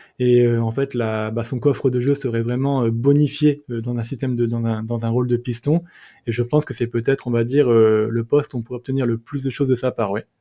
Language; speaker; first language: French; native; French